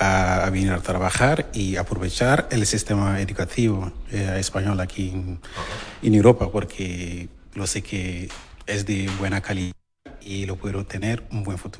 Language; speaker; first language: Spanish; non-native, learner; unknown